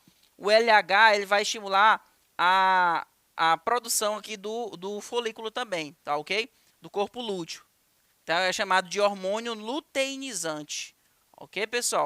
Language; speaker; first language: Portuguese; native; Portuguese